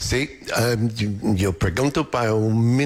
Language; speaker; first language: Spanish; non-native, fluent; English